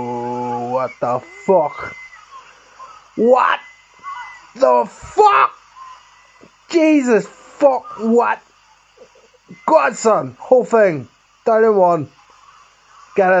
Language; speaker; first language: English; native; English